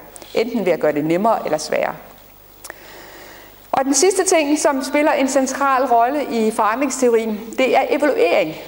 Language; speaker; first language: Danish; native; Danish